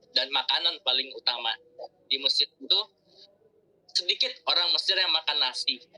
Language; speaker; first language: Indonesian; native; Indonesian